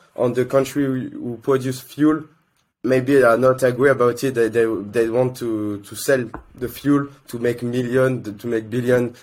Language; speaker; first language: English; non-native, learner; French